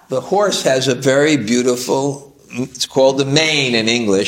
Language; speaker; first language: English; native; English